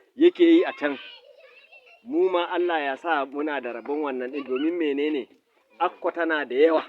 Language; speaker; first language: Hausa; native; Hausa